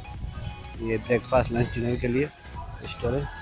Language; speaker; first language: Hindi; native; Hindi